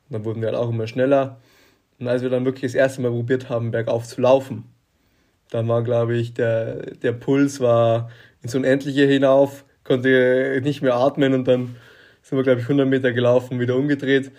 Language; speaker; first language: German; native; German